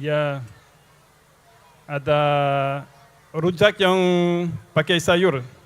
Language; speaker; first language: Indonesian; non-native, fluent; French